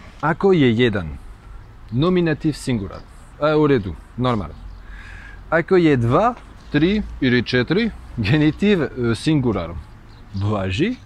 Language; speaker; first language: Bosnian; non-native, learner; French